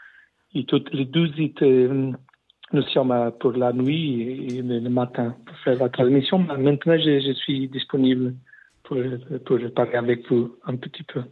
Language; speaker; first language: French; non-native, learner; Portuguese